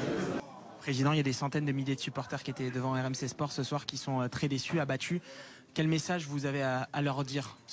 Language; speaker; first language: French; native; French